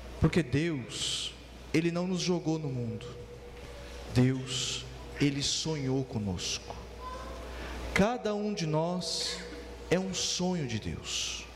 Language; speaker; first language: Portuguese; native; Portuguese